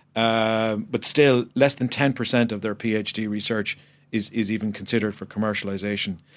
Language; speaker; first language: English; native; English